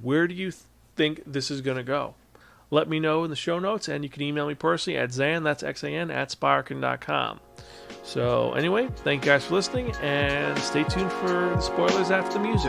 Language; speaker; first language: English; native; English